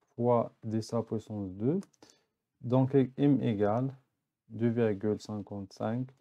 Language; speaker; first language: French; non-native, local second language; Arabic